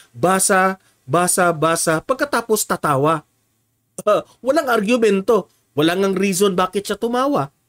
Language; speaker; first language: Filipino; non-native, local second language; Cebuano